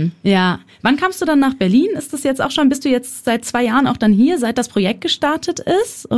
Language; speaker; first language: German; native; German